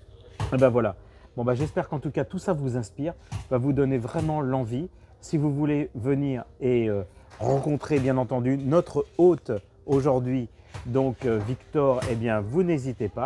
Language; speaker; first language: French; native; French